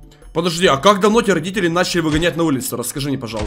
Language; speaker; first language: Russian; native; Russian